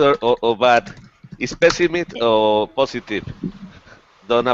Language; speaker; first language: English; non-native, learner; Spanish